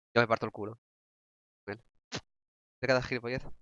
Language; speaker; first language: Spanish; native; Spanish